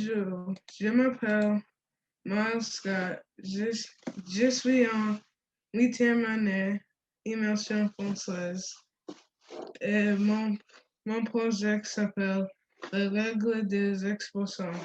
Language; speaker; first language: French; non-native, fluent; English